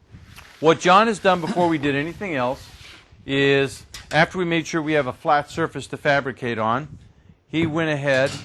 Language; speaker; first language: English; native; English